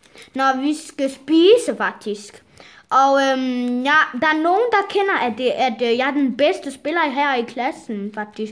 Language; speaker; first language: Danish; early bilingual, other home language; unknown